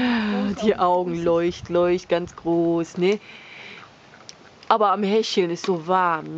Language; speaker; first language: German; native; German